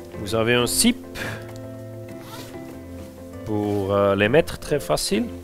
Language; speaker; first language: French; non-native, fluent; German